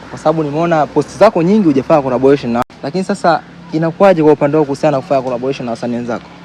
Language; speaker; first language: Swahili; native; Swahili